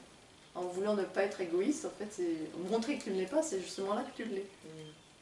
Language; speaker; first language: French; native; French